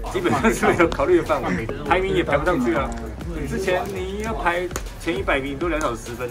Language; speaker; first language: Chinese; native; Chinese